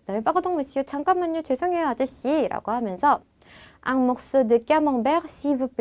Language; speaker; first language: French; non-native, fluent; Korean